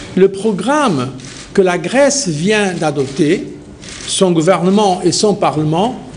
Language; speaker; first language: French; non-native, fluent; Portuguese